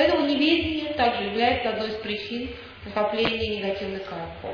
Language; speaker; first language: Russian; native; Russian